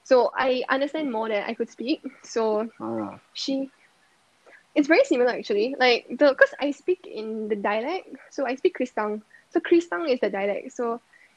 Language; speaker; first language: English; native; English